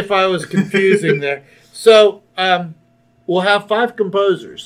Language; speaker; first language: English; native; English